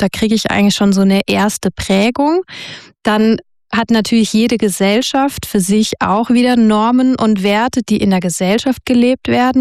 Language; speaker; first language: German; native; German